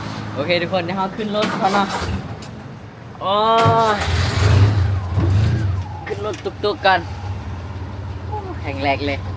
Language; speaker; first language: Thai; non-native, local second language; Lao